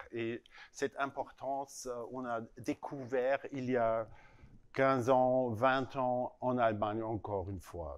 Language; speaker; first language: French; non-native, learner; German